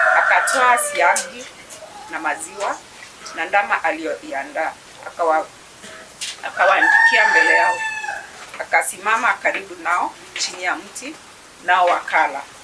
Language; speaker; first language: Swahili; non-native, local second language; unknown